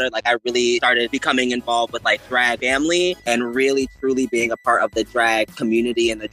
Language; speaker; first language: English; native; English